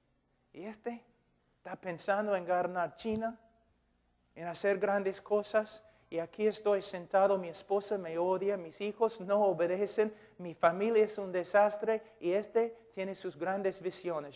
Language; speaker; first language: Spanish; non-native, fluent; English